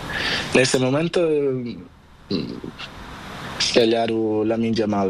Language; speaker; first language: Spanish; non-native, learner; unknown